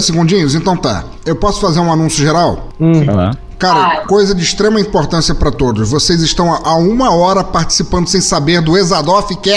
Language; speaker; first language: Portuguese; native; Portuguese